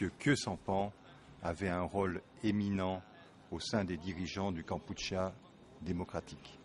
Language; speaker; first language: French; native; French